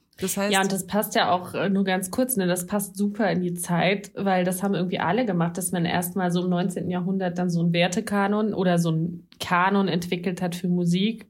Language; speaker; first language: German; native; German